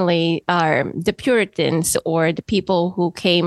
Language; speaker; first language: English; non-native, local second language; Filipino